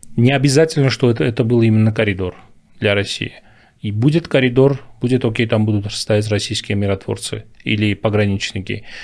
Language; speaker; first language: Russian; non-native, local second language; Armenian